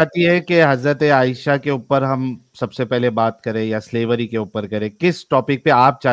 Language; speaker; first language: Hindi; native; Hindi